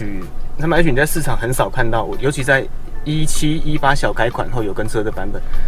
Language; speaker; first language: Chinese; native; Chinese